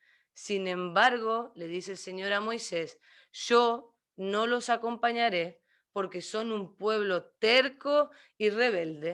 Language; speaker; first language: Spanish; native; Spanish